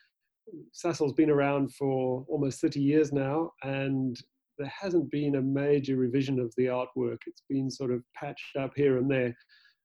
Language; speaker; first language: English; native; English